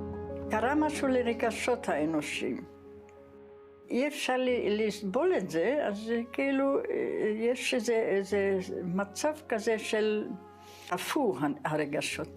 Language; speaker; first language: Hebrew; non-native, fluent; Czech